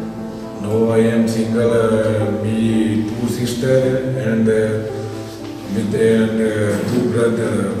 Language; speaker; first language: English; non-native, learner; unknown